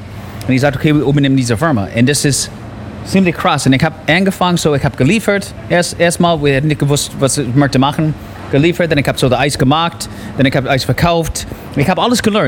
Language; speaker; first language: German; non-native, learner; English